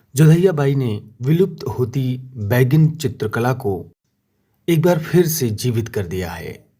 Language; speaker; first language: Hindi; native; Hindi